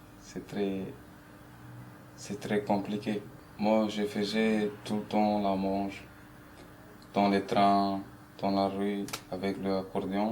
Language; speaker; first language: French; early bilingual, other home language; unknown